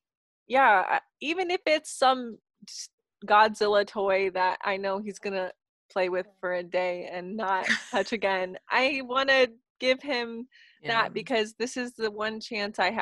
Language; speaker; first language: English; native; English